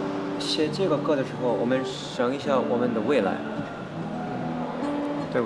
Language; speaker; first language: Chinese; non-native, learner; Japanese